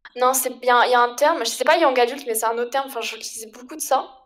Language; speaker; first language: French; native; French